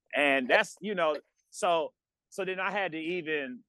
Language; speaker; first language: English; native; English